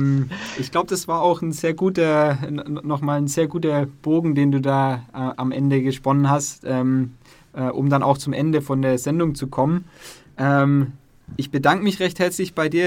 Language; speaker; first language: German; native; German